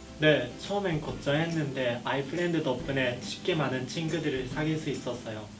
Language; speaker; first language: Korean; non-native, learner; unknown